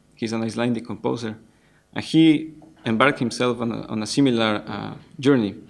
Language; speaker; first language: English; non-native, fluent; Spanish